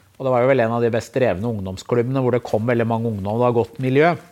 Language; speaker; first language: Norwegian; native; Norwegian